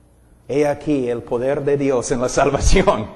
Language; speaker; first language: Spanish; non-native, fluent; English